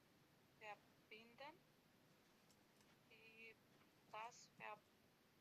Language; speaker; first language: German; non-native, learner; Macedonian